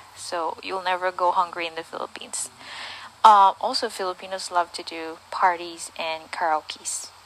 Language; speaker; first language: English; native; English